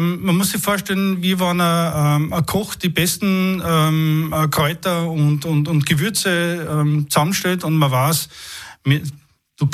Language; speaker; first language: German; native; German